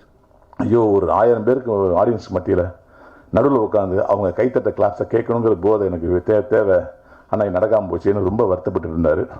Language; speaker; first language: Tamil; native; Tamil